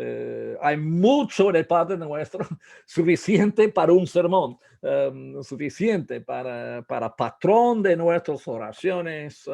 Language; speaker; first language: Spanish; non-native, fluent; English